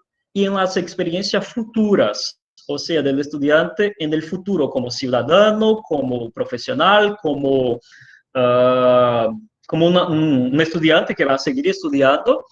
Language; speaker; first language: Spanish; non-native, fluent; Portuguese